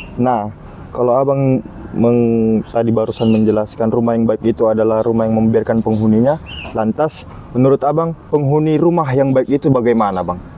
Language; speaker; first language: Indonesian; native; Indonesian